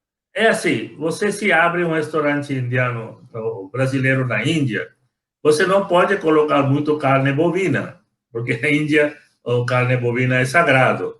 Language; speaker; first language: Portuguese; non-native, fluent; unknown